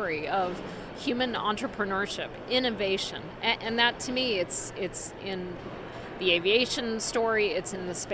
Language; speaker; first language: English; native; English